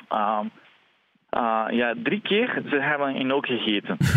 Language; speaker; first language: Dutch; non-native, learner; Portuguese